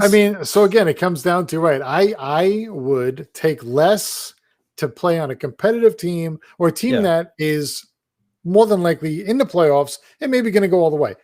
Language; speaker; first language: English; native; English